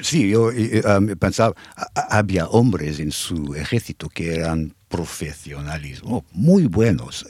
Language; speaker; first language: Spanish; non-native, fluent; English